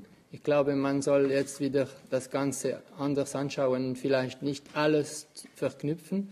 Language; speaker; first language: German; non-native, local second language; French